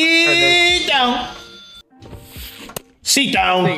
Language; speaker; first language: English; native; English